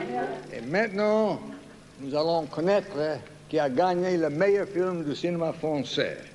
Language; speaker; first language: French; non-native, learner; English